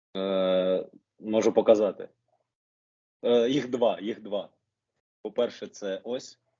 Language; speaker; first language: Ukrainian; non-native, local second language; Russian